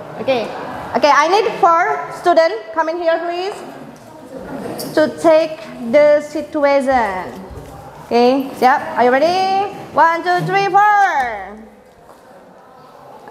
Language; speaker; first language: English; non-native, fluent; Indonesian